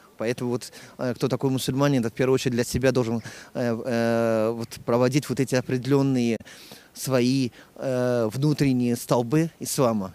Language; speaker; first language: Russian; non-native, local second language; Tatar